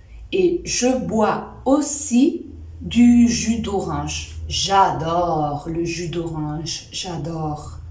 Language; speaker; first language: French; non-native, fluent; Spanish